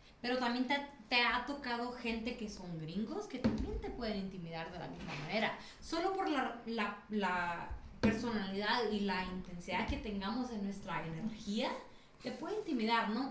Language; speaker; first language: Spanish; early bilingual, heritage; Spanish